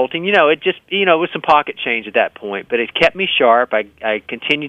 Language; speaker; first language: English; native; English